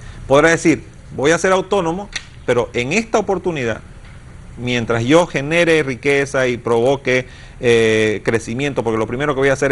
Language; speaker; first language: Spanish; native; Spanish